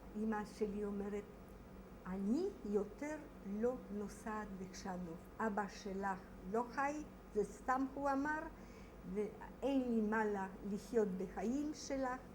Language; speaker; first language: Hebrew; non-native, fluent; Polish